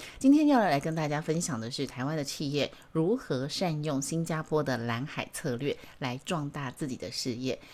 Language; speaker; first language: Chinese; native; Chinese